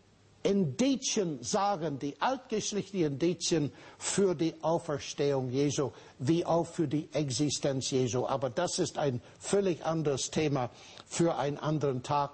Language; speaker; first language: German; non-native, fluent; English